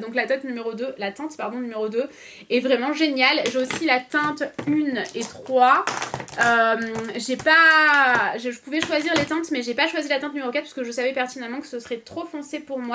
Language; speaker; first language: French; native; French